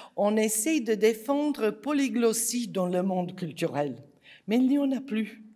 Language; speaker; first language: French; non-native, fluent; Serbian